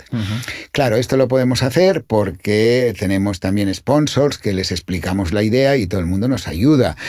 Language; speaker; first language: Spanish; non-native, local second language; Catalan